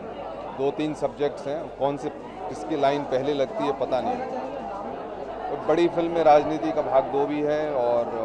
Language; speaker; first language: Hindi; native; Hindi